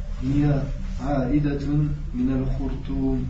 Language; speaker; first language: Arabic; non-native, learner; French